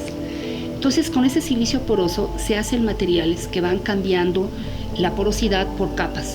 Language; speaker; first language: Spanish; native; Spanish